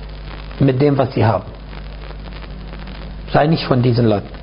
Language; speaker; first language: German; non-native, fluent; Arabic